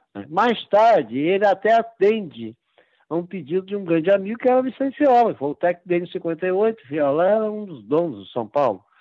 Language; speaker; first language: Portuguese; native; Portuguese